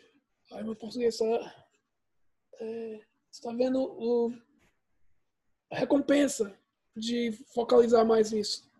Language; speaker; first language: Portuguese; early bilingual, heritage; Portuguese